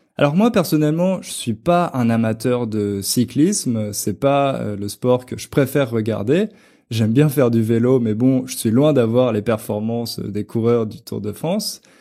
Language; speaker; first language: French; native; French